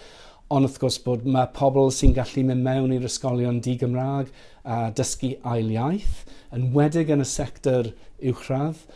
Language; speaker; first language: Welsh; non-native, fluent; English